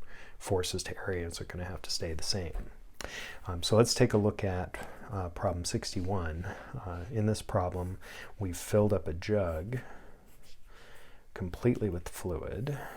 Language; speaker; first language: English; native; English